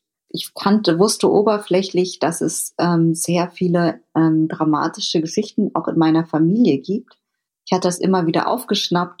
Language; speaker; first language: German; early bilingual, other home language; Vietnamese